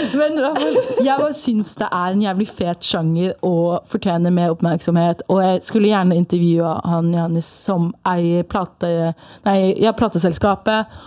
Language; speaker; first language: Norwegian; early bilingual, other home language; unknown